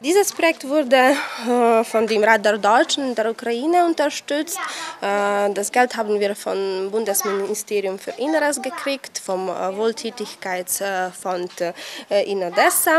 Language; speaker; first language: German; non-native, fluent; Ukrainian